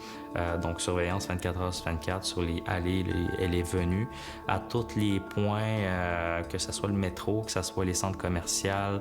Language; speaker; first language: French; non-native, fluent; Uyghur